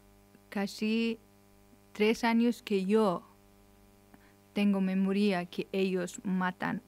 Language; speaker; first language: Spanish; non-native, learner; Persian